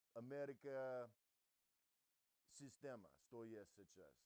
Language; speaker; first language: Russian; non-native, learner; English